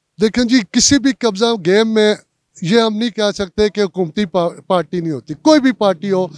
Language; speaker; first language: Urdu; non-native, local second language; Punjabi